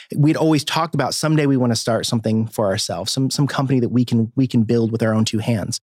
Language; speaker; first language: English; native; English